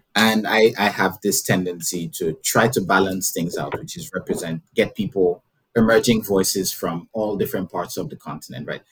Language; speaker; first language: English; non-native, local second language; Yoruba